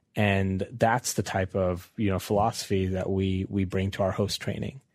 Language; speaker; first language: English; native; English